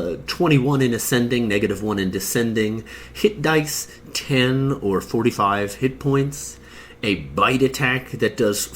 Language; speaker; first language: English; native; English